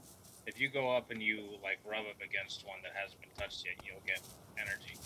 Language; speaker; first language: English; native; English